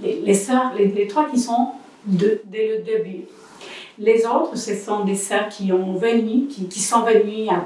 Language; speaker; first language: French; non-native, learner; Spanish